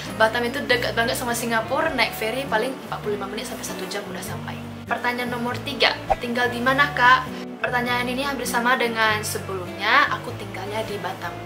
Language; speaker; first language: Indonesian; non-native, local second language; Min Nan Chinese